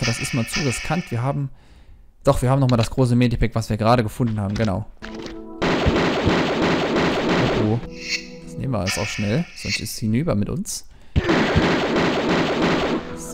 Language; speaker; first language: German; native; German